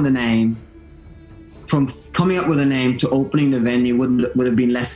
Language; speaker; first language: English; non-native, fluent; Norwegian